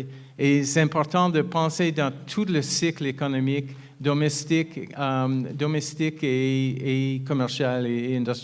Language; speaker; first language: French; non-native, fluent; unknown